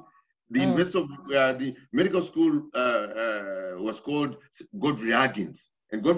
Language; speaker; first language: English; non-native, local second language; Shona